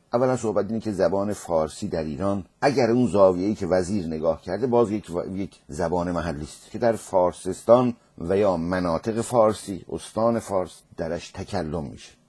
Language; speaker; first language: Persian; non-native, local second language; Azerbaijani